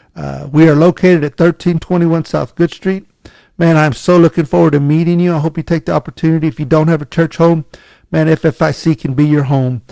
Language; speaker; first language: English; native; English